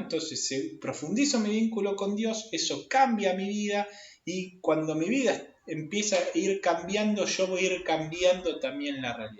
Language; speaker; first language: Spanish; native; Spanish